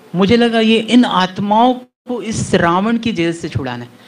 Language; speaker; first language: Hindi; native; Hindi